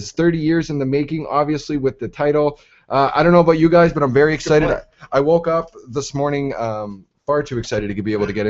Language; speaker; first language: English; native; English